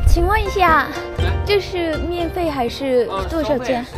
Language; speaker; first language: Chinese; non-native, learner; Korean